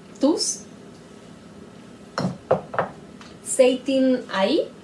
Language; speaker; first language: Turkish; non-native, learner; Spanish